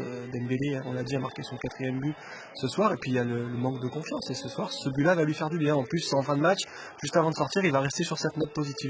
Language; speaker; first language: French; native; French